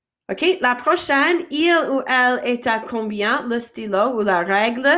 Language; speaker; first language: French; non-native, fluent; English